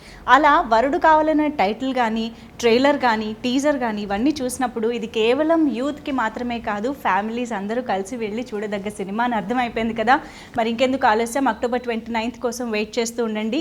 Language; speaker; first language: Telugu; native; Telugu